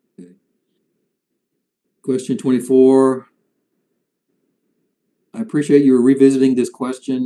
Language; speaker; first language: English; native; English